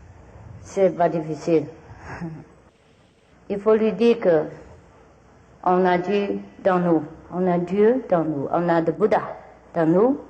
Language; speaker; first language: French; non-native, learner; Vietnamese